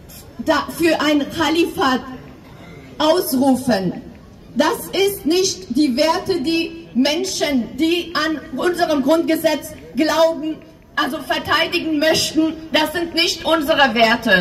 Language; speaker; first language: German; non-native, fluent; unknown